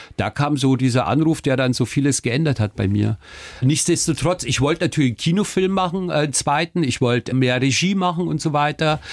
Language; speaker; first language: German; early bilingual, other home language; Turkish